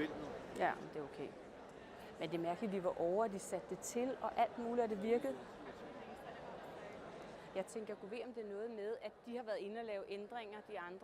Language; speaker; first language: Danish; native; Danish